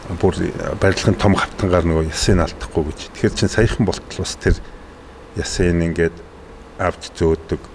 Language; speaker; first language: Mongolian; native; Mongolian